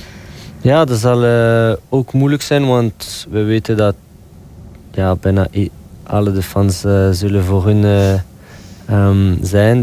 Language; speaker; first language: Dutch; non-native, local second language; French